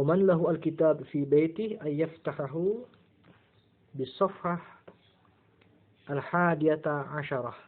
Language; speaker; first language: Arabic; non-native, fluent; Indonesian